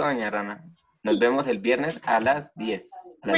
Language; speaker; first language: Spanish; native; Spanish